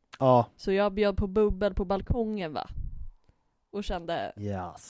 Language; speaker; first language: Swedish; native; Swedish